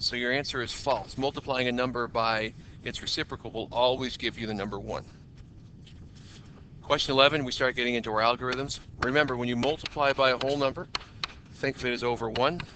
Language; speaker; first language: English; native; English